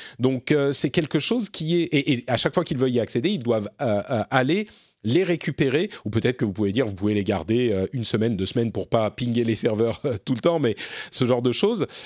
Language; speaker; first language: French; native; French